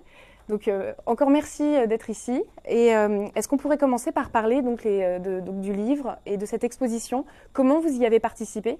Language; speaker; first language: French; native; French